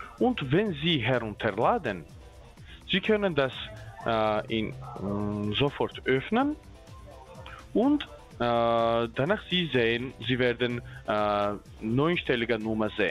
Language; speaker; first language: German; non-native, learner; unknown